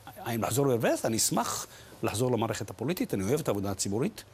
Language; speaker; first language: Hebrew; early bilingual, other home language; Arabic